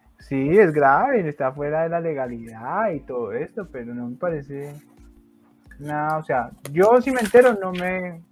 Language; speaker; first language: Spanish; native; Spanish